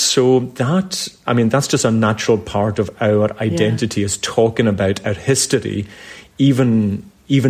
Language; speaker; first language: English; native; English